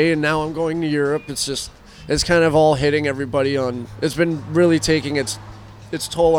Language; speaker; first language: English; native; English